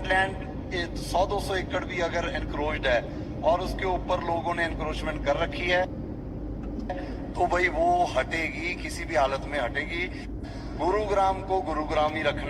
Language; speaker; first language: Hindi; native; Hindi